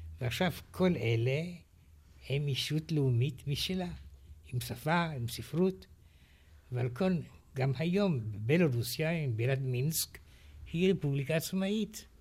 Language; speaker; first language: Hebrew; non-native, fluent; Romanian